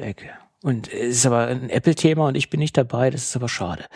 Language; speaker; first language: German; native; German